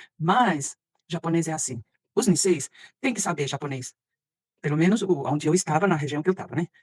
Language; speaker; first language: Portuguese; early bilingual, other home language; Spanish